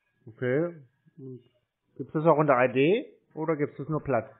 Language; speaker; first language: German; native; German